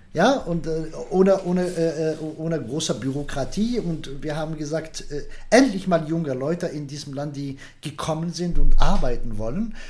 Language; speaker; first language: German; non-native, fluent; Arabic